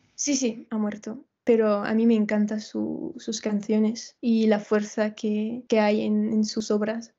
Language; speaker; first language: Spanish; non-native, fluent; French